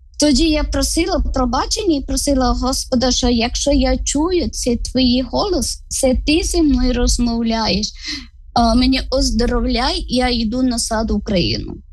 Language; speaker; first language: Ukrainian; non-native, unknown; Malayalam